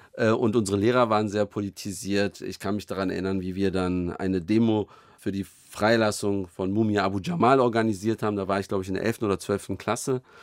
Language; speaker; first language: German; native; German